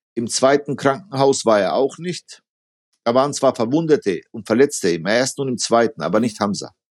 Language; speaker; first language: German; early bilingual, other home language; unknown